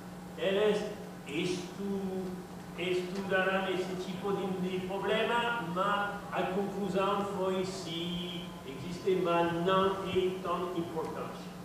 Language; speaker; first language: Portuguese; non-native, learner; French